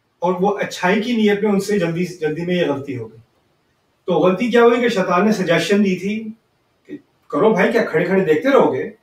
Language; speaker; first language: Urdu; early bilingual, heritage; Urdu